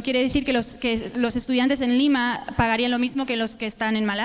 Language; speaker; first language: Spanish; native; Spanish